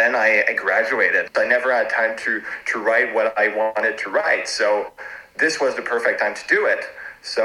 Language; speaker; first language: English; non-native, fluent; French